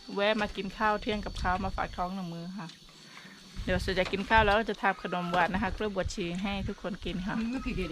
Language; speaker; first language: Thai; non-native, local second language; S'gaw Karen